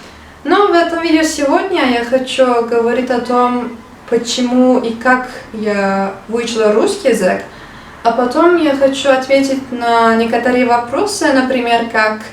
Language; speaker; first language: Russian; non-native, learner; Turkish